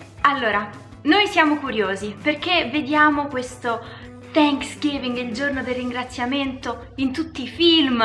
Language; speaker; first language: Italian; native; Italian